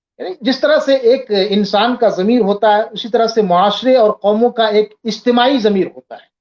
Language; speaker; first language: Urdu; native; Urdu